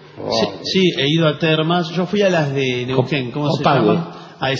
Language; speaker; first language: Spanish; native; Spanish